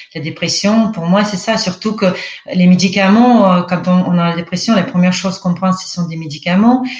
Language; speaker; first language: French; non-native, fluent; Russian